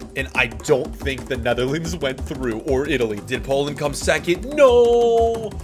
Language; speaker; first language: English; native; English